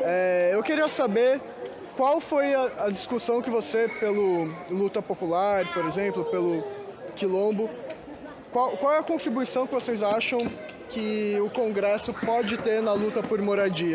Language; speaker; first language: Portuguese; native; Portuguese